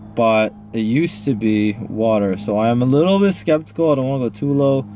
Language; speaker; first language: English; native; English